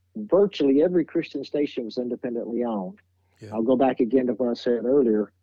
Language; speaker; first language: English; native; English